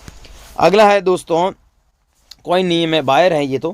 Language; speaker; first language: Hindi; native; Hindi